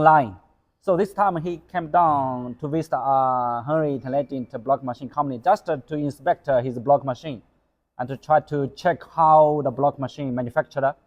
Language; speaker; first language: English; non-native, learner; Chinese